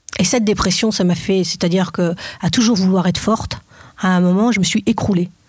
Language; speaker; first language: French; native; French